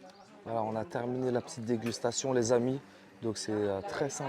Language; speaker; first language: French; native; French